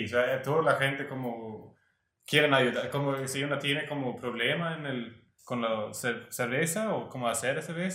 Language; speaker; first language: Spanish; non-native, learner; Swedish